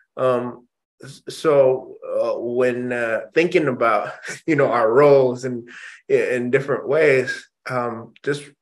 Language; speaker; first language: English; early bilingual, other home language; Indonesian